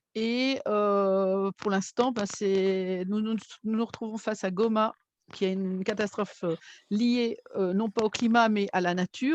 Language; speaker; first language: French; native; French